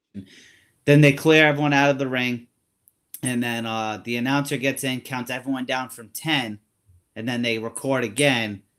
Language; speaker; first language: English; native; English